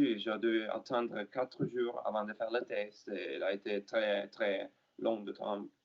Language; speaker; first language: French; non-native, learner; Italian